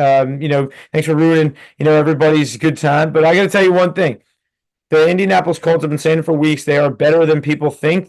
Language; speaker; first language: English; native; English